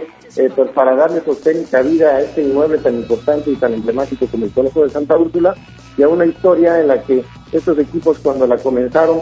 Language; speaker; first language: Spanish; native; Spanish